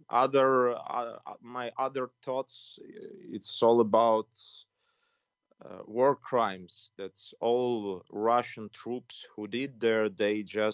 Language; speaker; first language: English; non-native, fluent; Ukrainian